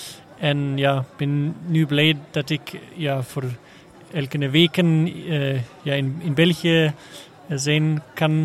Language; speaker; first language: Dutch; non-native, learner; German